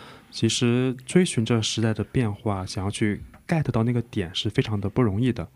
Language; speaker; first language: Chinese; early bilingual, heritage; Chinese